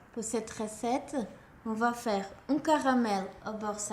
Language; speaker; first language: French; non-native, learner; Portuguese